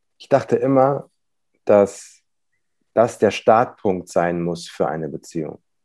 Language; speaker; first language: German; native; German